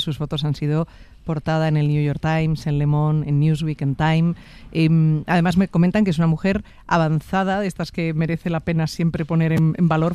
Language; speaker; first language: Spanish; native; Spanish